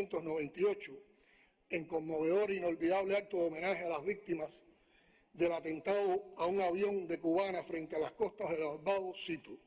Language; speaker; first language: Spanish; native; Spanish